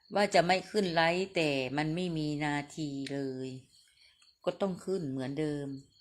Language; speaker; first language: Thai; non-native, local second language; Northeastern Thai